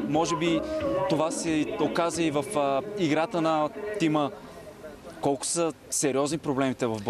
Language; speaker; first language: Bulgarian; native; Bulgarian